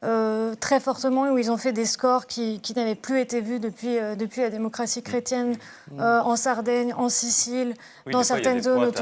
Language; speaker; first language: French; native; French